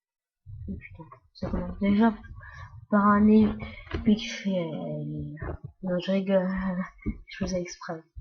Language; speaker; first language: French; native; French